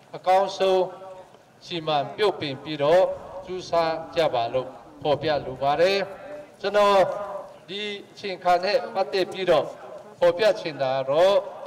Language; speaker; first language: Burmese; non-native, local second language; Hakha Chin